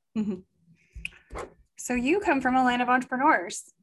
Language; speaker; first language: English; native; English